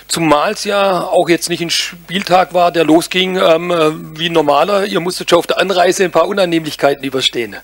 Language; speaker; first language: German; native; German